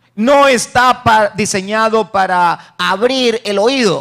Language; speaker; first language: Spanish; native; Spanish